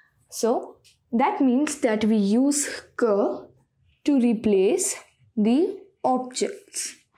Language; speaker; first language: English; non-native, local second language; Hindi